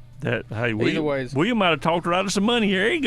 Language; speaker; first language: English; native; English